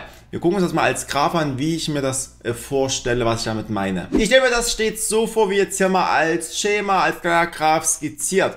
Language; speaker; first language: German; native; German